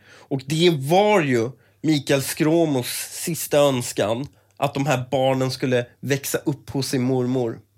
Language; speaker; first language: Swedish; early bilingual, other home language; Persian